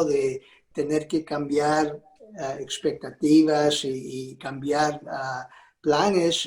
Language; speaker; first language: Spanish; early bilingual, heritage; Spanish